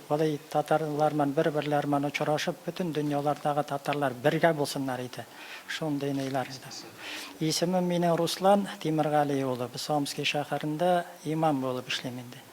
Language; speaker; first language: Tatar; native; Tatar